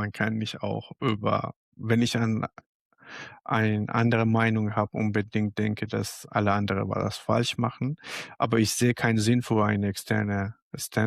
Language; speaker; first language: German; non-native, fluent; Arabic